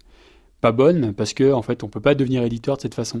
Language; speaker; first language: French; native; French